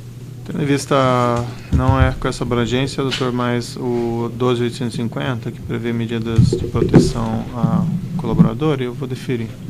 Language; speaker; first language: Portuguese; native; Portuguese